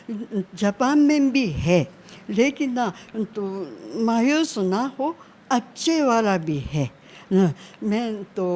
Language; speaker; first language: Hindi; non-native, learner; Japanese